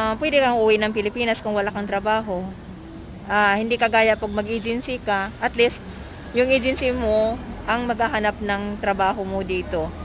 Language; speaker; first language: Filipino; non-native, local second language; Cebuano